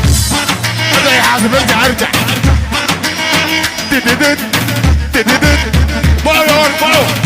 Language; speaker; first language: Arabic; native; Arabic